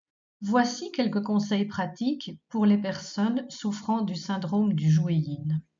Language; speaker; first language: French; native; French